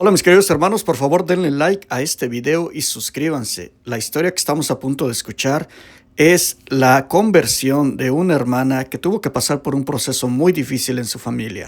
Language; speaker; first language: Spanish; native; Spanish